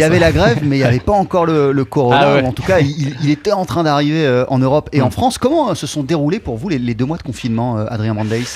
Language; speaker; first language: French; native; French